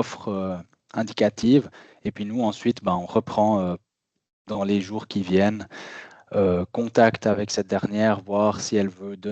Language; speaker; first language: French; native; French